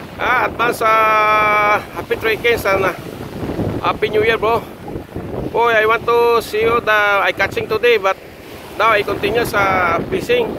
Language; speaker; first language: English; non-native, fluent; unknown